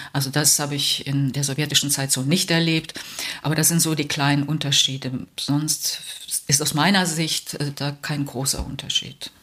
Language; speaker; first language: German; early bilingual, heritage; Plautdietsch